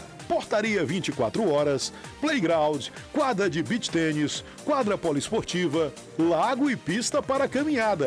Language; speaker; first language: Portuguese; native; Portuguese